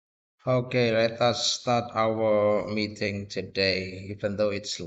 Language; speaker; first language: English; non-native, fluent; Indonesian